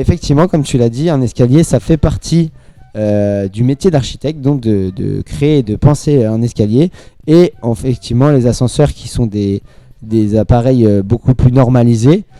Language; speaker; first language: French; native; French